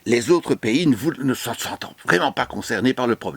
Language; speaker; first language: French; native; French